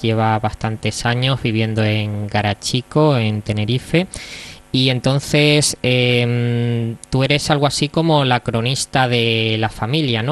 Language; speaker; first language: Spanish; native; Spanish